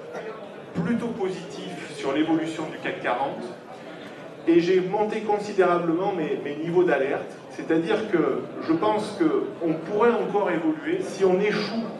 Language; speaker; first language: French; native; French